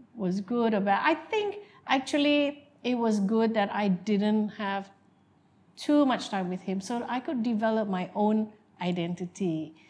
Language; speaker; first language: English; non-native, local second language; Malay